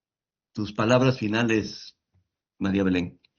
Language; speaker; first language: Spanish; native; Spanish